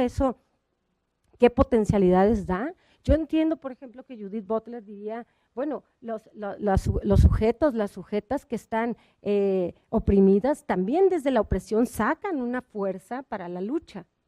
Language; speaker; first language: Spanish; native; Spanish